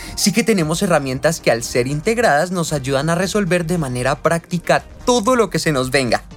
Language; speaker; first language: Spanish; native; Spanish